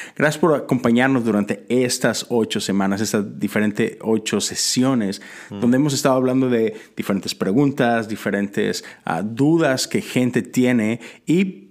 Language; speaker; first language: Spanish; native; Spanish